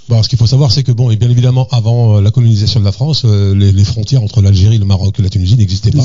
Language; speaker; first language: French; native; French